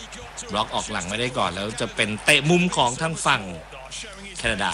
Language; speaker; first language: Thai; native; Thai